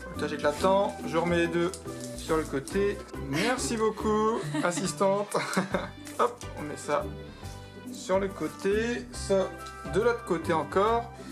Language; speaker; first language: French; native; French